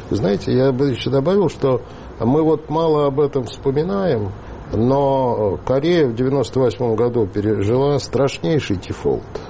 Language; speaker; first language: Russian; native; Russian